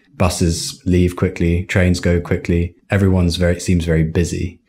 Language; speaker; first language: English; native; English